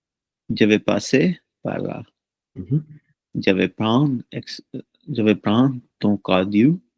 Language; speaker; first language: French; non-native, learner; Punjabi